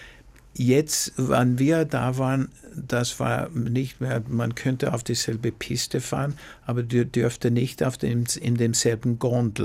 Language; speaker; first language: German; non-native, fluent; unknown